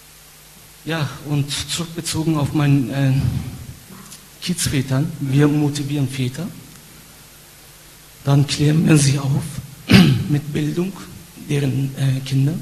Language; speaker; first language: German; non-native, fluent; Turkish